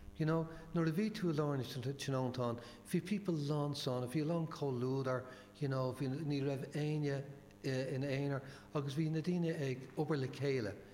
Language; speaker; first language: Irish; non-native, local second language; English